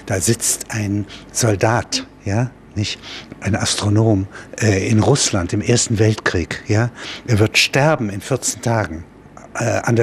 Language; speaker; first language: German; native; German